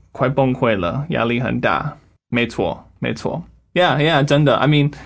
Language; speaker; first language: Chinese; non-native, fluent; English